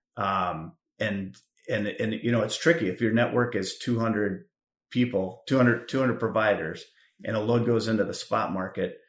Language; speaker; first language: English; native; English